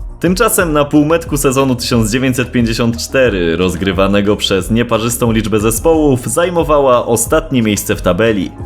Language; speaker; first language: Polish; native; Polish